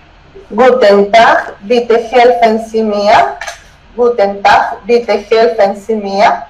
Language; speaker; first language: German; non-native, learner; Spanish